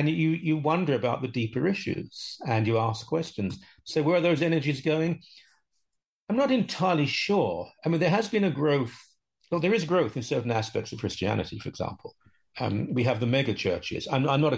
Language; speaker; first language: English; native; English